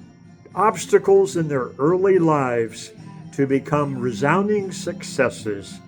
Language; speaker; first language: English; native; English